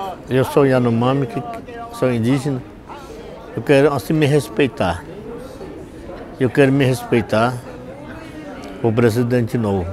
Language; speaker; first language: Portuguese; non-native, local second language; Yanomámi